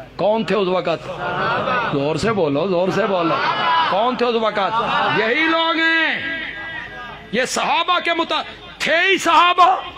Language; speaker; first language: Urdu; non-native, local second language; Punjabi